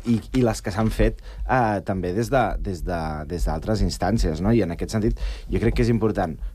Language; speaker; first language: Catalan; non-native, local second language; Spanish